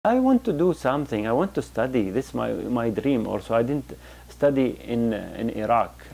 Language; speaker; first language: English; non-native, learner; Arabic